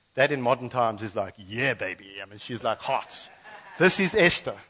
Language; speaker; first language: English; native; English